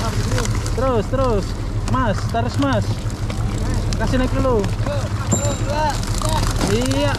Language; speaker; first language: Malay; non-native, local second language; Banjar